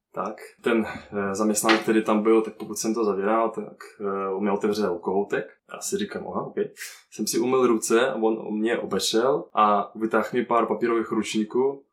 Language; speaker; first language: Czech; non-native, fluent; Russian